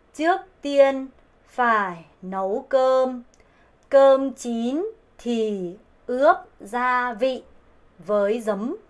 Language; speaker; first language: Vietnamese; non-native, fluent; Korean